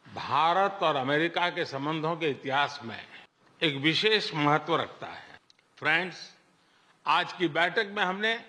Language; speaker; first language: Hindi; non-native, local second language; Gujarati